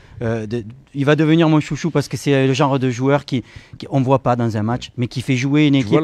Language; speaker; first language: French; native; French